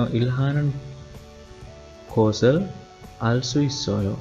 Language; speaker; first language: Korean; non-native, learner; Sinhala